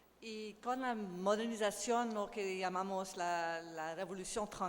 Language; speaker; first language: Spanish; non-native, learner; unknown